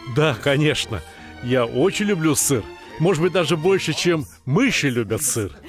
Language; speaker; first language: Russian; native; Russian